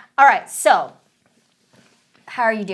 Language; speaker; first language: English; native; English